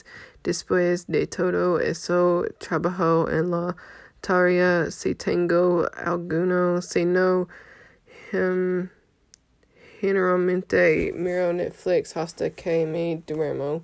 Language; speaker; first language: Spanish; non-native, learner; English